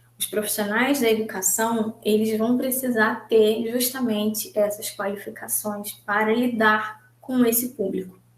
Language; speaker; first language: Portuguese; native; Portuguese